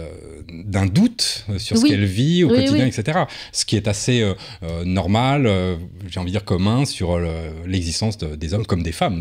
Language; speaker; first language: French; native; French